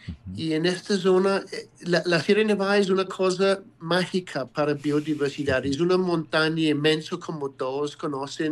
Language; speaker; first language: Spanish; non-native, fluent; English